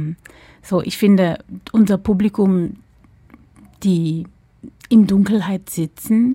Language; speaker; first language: German; non-native, fluent; English